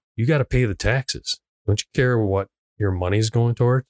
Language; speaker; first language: English; non-native, local second language; Cantonese